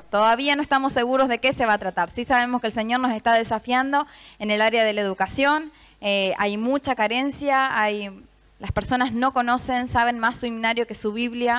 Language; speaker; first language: Spanish; native; Spanish